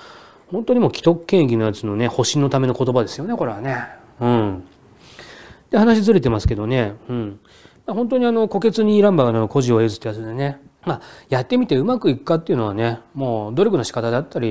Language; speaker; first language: Japanese; native; Japanese